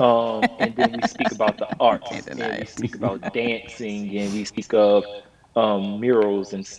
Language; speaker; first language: English; native; English